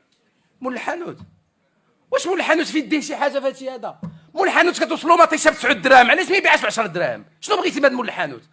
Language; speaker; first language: Arabic; native; Arabic